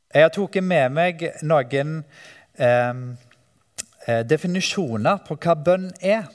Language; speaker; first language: Norwegian; native; Norwegian